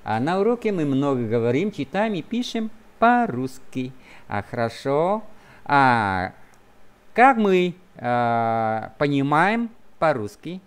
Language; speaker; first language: Russian; non-native, fluent; Vietnamese